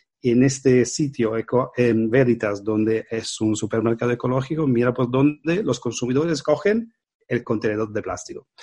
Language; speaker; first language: Spanish; non-native, fluent; Italian